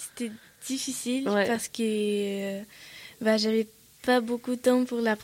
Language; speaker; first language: French; non-native, learner; Russian